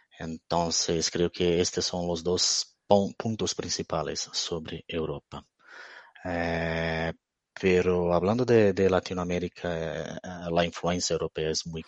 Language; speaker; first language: Spanish; non-native, fluent; Portuguese